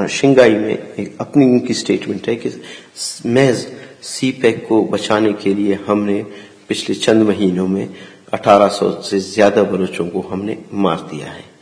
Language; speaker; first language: Urdu; non-native, local second language; Baluchi